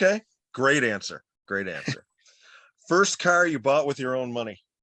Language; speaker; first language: English; native; English